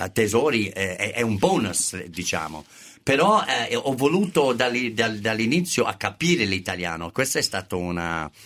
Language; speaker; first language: Italian; non-native, fluent; English